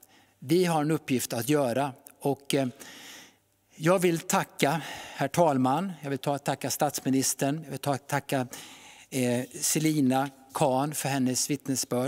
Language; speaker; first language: Swedish; native; Swedish